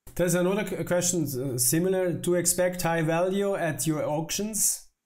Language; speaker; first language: English; non-native, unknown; German